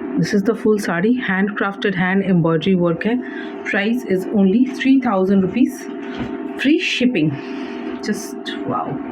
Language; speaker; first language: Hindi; non-native, local second language; Bangla